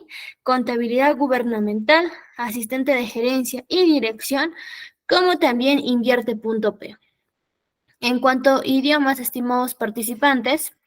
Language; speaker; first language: Spanish; native; Spanish